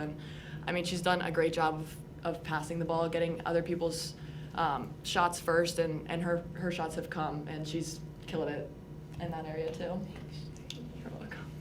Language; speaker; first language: English; native; English